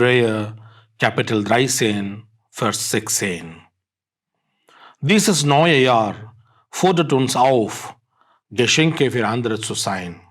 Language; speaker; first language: German; non-native, fluent; Tamil